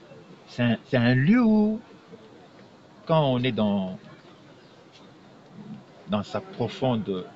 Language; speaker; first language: French; non-native, local second language; Lingala